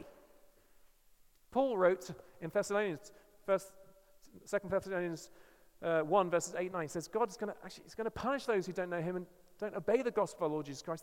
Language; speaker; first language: English; native; English